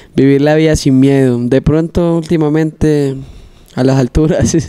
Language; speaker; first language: Spanish; native; Spanish